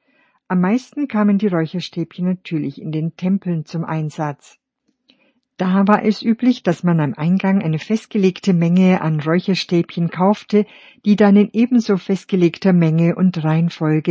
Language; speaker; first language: German; native; German